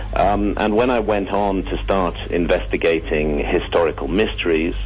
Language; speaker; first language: English; native; English